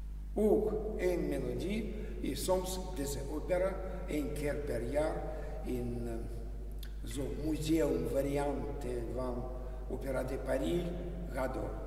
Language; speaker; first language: Dutch; non-native, learner; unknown